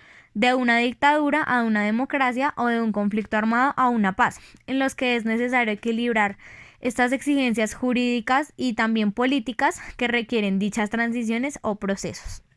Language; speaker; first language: Spanish; native; Spanish